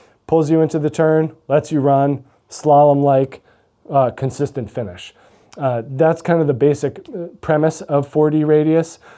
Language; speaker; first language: English; native; English